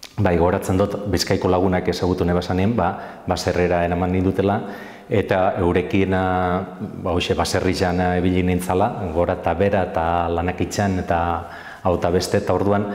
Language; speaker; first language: Basque; non-native, local second language; Spanish